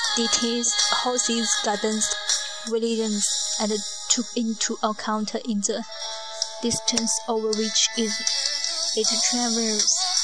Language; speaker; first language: English; non-native, learner; Chinese